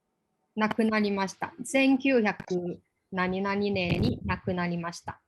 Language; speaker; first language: Japanese; non-native, fluent; English